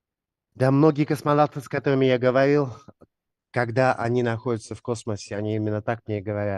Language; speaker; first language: Russian; native; Russian